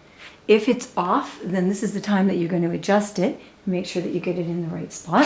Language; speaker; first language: English; native; English